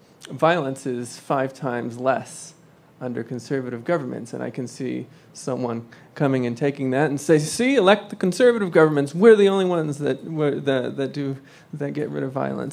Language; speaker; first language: English; native; English